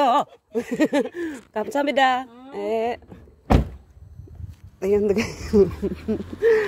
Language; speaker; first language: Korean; non-native, learner; Filipino